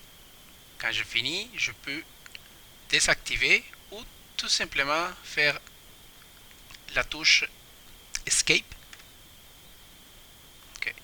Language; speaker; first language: French; non-native, fluent; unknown